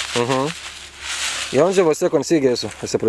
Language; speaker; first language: Portuguese; non-native, fluent; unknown